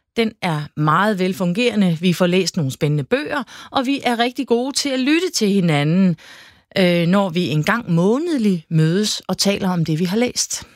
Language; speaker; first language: Danish; native; Danish